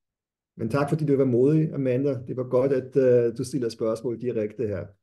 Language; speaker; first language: Danish; non-native, fluent; German